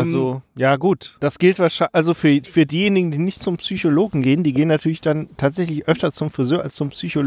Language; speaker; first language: German; native; German